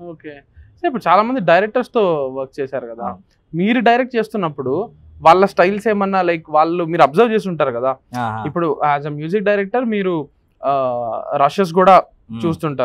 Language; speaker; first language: Telugu; native; Telugu